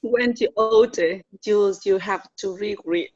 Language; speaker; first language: English; non-native, learner; Vietnamese